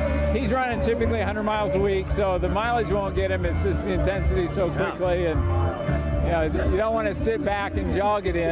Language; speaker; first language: English; native; English